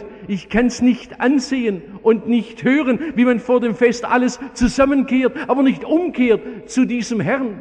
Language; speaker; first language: German; native; German